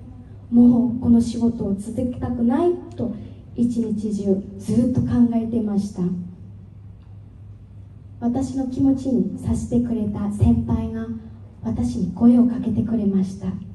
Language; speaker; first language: Japanese; non-native, fluent; Vietnamese